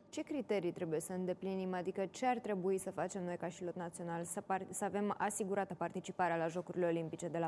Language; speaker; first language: Romanian; native; Romanian